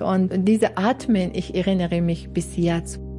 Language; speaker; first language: German; non-native, learner; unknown